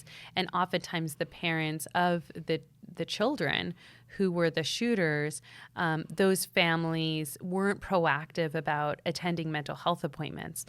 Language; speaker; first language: English; native; English